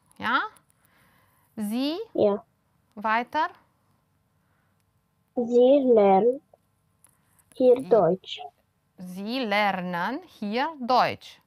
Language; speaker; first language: German; non-native, fluent; Romanian